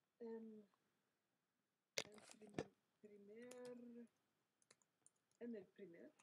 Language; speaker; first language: Spanish; non-native, learner; Russian